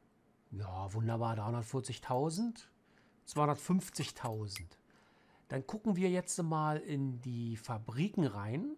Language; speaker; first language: German; native; German